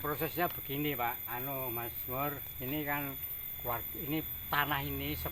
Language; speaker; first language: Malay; non-native, local second language; Javanese